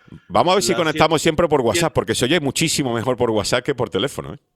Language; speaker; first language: Spanish; native; Spanish